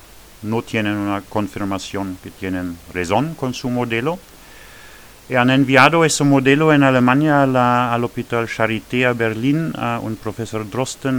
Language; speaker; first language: Spanish; non-native, fluent; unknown